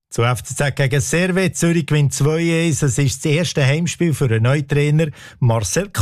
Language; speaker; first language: German; native; German